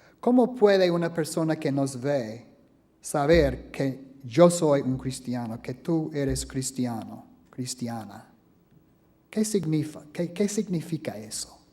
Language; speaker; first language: Spanish; non-native, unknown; English